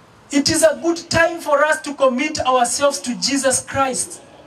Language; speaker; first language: English; non-native, local second language; Swahili